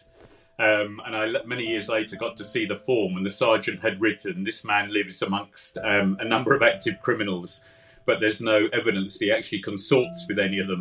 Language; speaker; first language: English; native; English